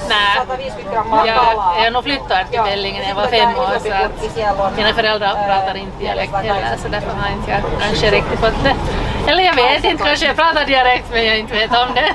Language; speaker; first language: Swedish; native; Swedish